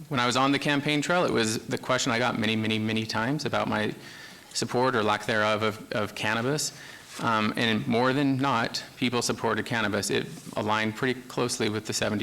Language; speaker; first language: English; native; English